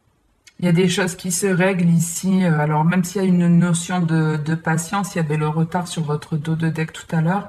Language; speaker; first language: French; native; French